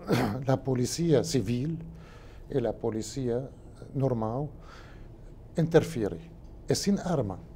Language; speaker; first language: Portuguese; non-native, learner; Spanish